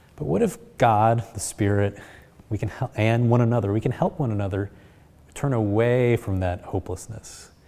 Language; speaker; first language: English; early bilingual, other home language; Spanish